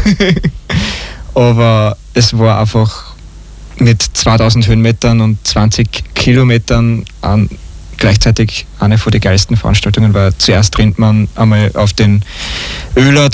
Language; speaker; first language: German; native; German